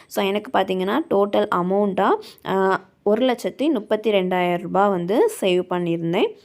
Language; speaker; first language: Tamil; native; Tamil